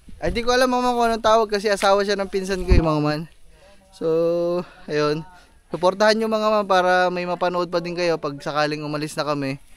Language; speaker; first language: Filipino; native; Filipino